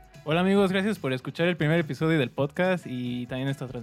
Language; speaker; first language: Spanish; native; Spanish